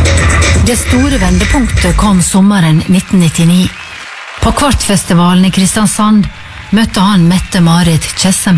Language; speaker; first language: Norwegian; native; Norwegian